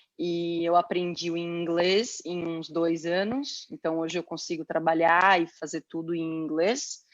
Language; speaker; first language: Portuguese; native; Portuguese